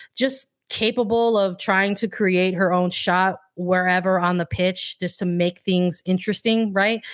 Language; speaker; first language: English; native; English